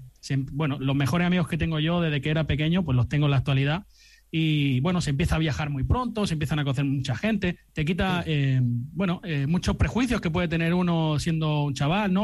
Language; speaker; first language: Spanish; native; Spanish